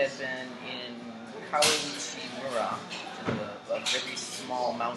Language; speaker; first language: English; native; English